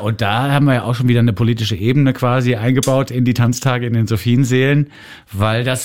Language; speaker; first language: German; native; German